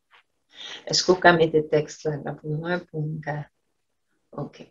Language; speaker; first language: French; non-native, local second language; Haitian Creole